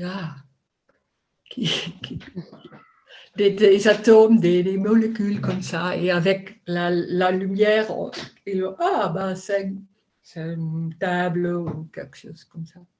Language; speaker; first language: French; non-native, learner; Dutch